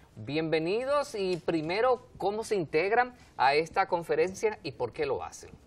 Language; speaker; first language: Spanish; native; Spanish